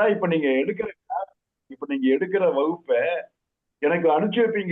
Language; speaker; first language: Tamil; native; Tamil